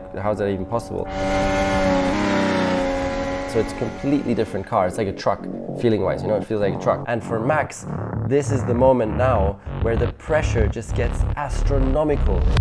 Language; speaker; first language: English; non-native, fluent; German